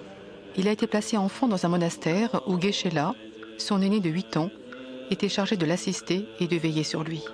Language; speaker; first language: French; native; French